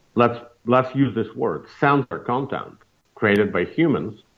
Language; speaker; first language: English; non-native, fluent; Russian